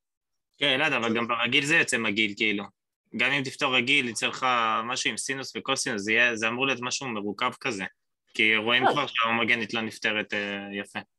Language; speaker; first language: Hebrew; native; Hebrew